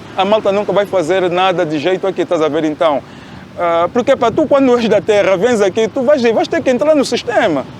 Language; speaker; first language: Portuguese; native; Portuguese